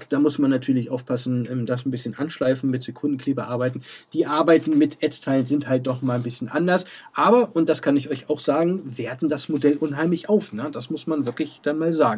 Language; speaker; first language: German; native; German